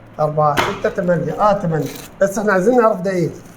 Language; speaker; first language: Arabic; native; Arabic